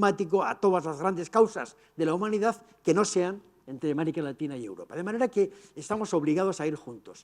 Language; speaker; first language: Spanish; native; Spanish